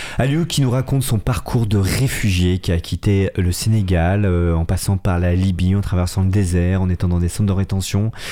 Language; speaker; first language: French; native; French